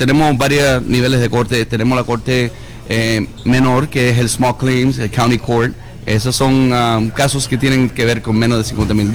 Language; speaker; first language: Spanish; early bilingual, heritage; Spanish